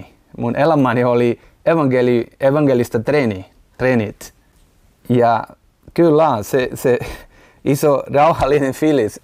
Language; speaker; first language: Finnish; non-native, learner; Portuguese